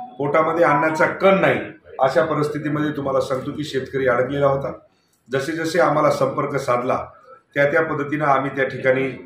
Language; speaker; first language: Marathi; native; Marathi